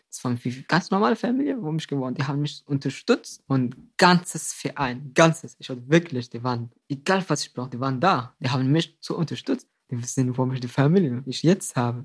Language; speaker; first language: German; non-native, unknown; Somali